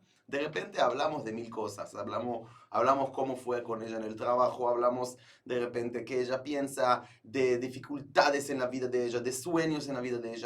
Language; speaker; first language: Spanish; non-native, fluent; Hebrew